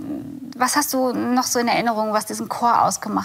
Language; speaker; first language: German; native; German